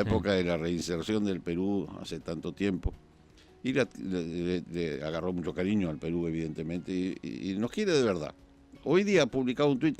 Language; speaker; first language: Spanish; native; Spanish